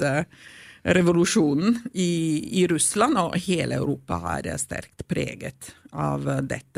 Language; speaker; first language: Norwegian; non-native, fluent; Italian